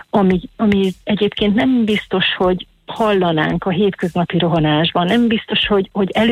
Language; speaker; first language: Hungarian; native; Hungarian